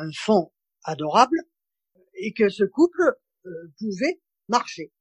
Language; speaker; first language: French; native; French